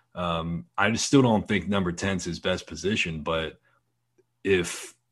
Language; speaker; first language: English; native; English